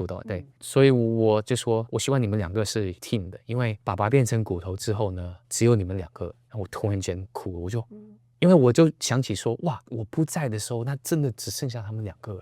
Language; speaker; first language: Chinese; native; Chinese